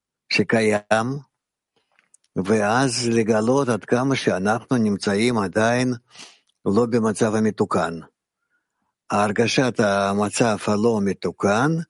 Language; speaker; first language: Hebrew; non-native, fluent; Russian